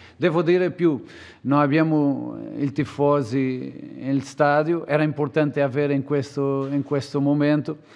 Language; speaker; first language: Italian; non-native, fluent; Portuguese